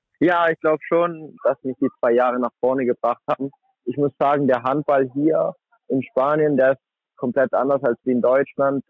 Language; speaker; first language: German; native; German